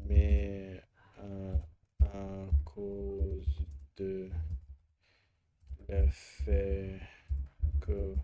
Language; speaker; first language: French; non-native, learner; Russian